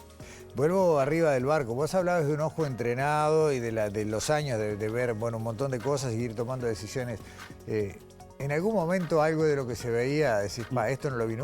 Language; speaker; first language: Spanish; native; Spanish